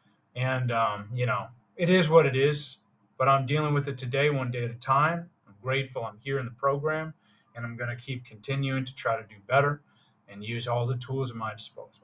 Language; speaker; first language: English; native; English